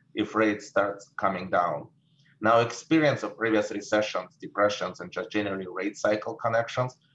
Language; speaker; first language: English; non-native, fluent; Russian